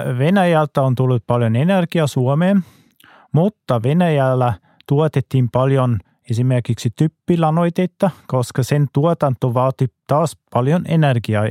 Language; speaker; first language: Finnish; non-native, fluent; German